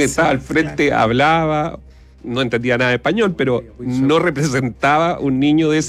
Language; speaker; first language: Spanish; native; Spanish